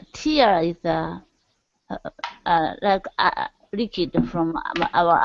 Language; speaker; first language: English; non-native, learner; Japanese